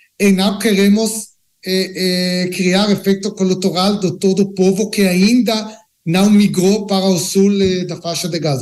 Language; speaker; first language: Portuguese; non-native, learner; Hebrew